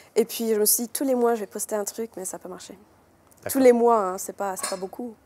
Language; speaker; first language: French; native; French